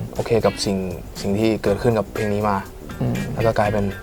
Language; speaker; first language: Thai; native; Thai